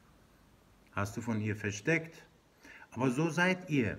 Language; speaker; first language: German; non-native, learner; Persian